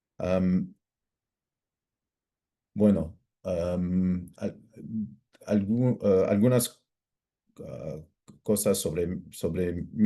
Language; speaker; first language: Spanish; non-native, fluent; English